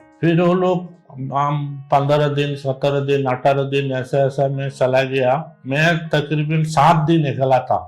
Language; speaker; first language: Hindi; non-native, learner; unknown